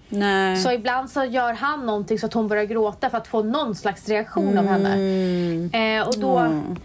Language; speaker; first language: Swedish; native; Swedish